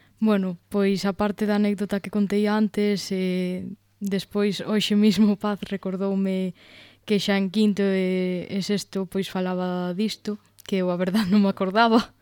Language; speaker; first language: Galician; native; Galician